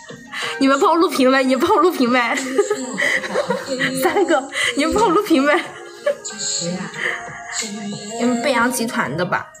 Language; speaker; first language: Chinese; native; Chinese